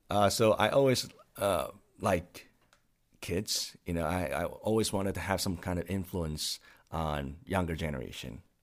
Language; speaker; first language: English; non-native, fluent; Chinese